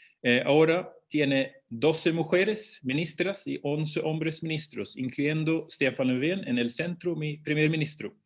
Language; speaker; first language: Spanish; non-native, fluent; Swedish